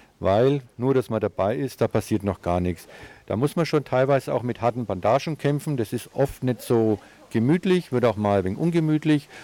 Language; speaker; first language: German; native; German